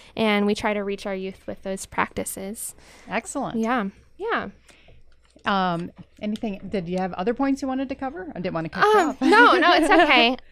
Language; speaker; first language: English; native; English